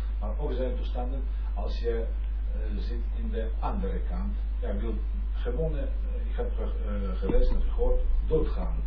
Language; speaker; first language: Dutch; non-native, learner; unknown